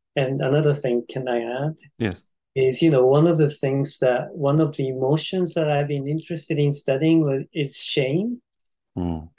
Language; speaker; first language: English; non-native, fluent; Japanese